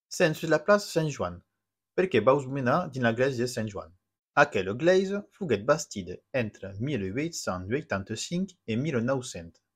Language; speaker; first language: Occitan; non-native, local second language; French